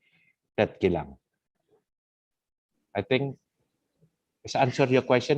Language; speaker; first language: English; non-native, fluent; Indonesian